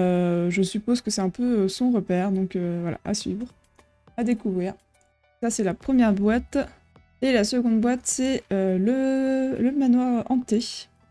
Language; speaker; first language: French; native; French